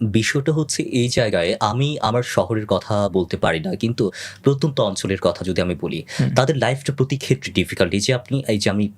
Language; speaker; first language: Bangla; non-native, local second language; Chakma